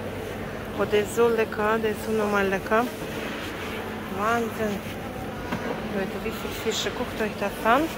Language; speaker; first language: German; non-native, fluent; Latvian